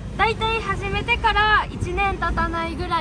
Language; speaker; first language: Japanese; native; Japanese